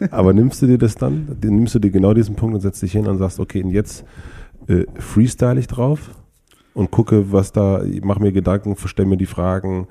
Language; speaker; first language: German; native; German